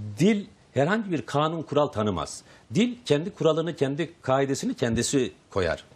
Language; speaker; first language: Turkish; native; Turkish